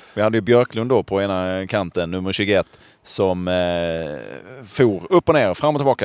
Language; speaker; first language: Swedish; native; Swedish